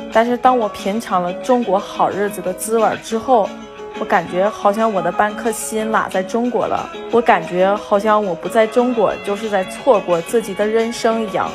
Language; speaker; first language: Chinese; non-native, fluent; English